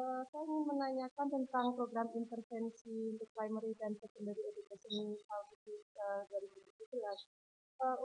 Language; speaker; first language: Indonesian; native; Indonesian